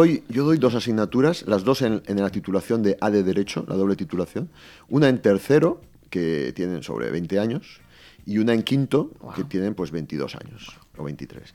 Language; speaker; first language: Spanish; native; Spanish